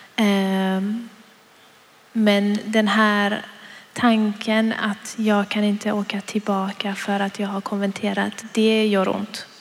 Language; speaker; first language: Swedish; non-native, fluent; Persian